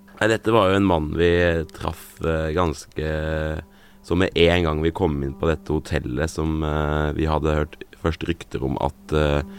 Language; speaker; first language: Norwegian; native; Norwegian